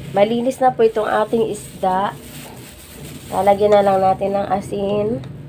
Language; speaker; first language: Filipino; non-native, local second language; Cebuano